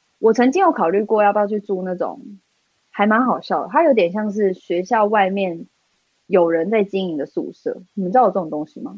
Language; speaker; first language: Chinese; native; Chinese